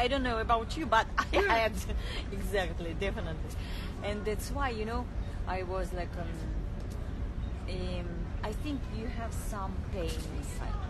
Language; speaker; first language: English; non-native, learner; Russian